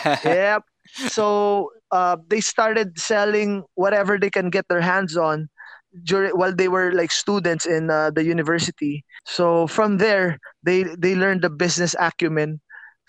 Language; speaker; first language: English; non-native, local second language; Filipino